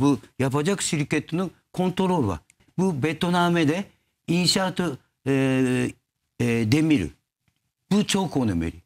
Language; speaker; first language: Turkish; non-native, learner; Japanese